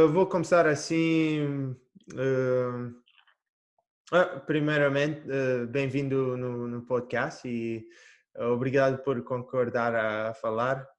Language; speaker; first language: Portuguese; early bilingual, heritage; Portuguese